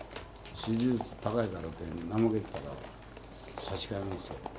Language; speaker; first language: Japanese; native; Japanese